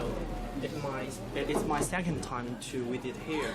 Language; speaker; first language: English; non-native, learner; Chinese